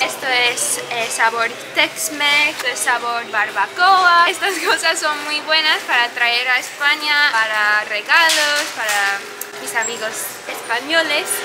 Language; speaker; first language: Spanish; non-native, fluent; English